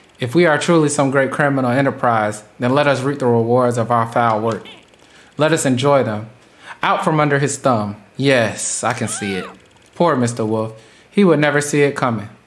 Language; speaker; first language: English; native; English